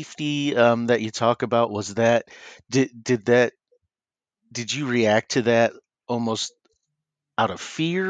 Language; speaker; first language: English; native; English